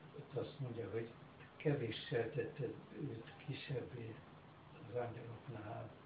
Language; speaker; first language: Hungarian; native; Hungarian